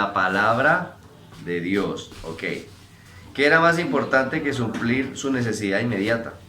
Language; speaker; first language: Spanish; native; Spanish